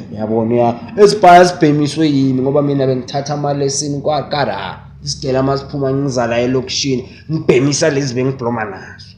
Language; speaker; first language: Zulu; native; Zulu